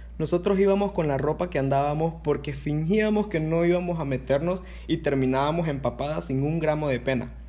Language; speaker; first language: Spanish; non-native, local second language; English